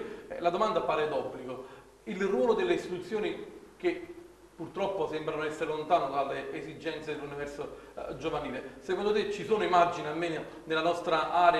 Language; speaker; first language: Italian; native; Italian